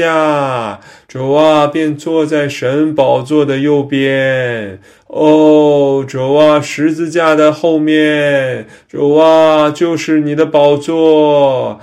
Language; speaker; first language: Chinese; native; Chinese